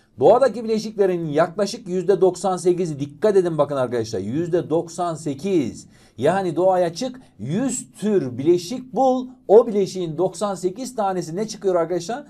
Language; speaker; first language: Turkish; native; Turkish